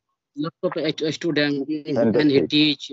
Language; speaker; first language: English; non-native, learner; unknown